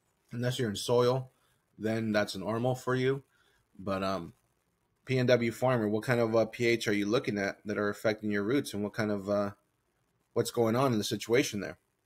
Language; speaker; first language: English; native; English